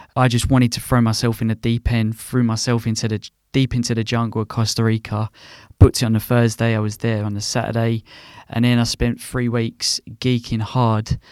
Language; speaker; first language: English; native; English